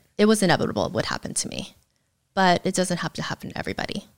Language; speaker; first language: English; native; English